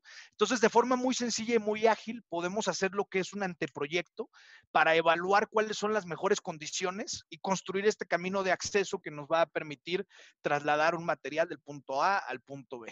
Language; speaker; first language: Spanish; native; Spanish